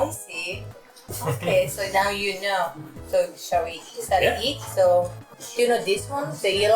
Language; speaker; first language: English; non-native, learner; Japanese